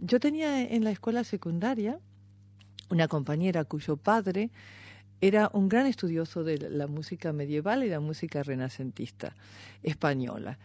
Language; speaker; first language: Spanish; native; Spanish